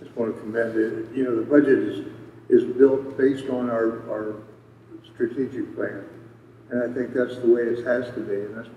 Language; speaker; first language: English; native; English